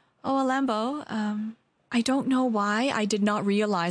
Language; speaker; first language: English; early bilingual, other home language; Chinese